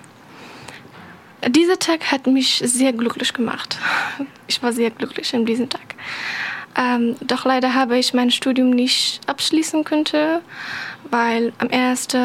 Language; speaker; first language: German; non-native, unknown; Persian